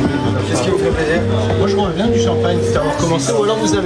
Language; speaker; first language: French; native; French